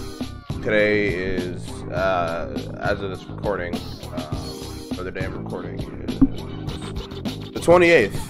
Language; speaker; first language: English; native; English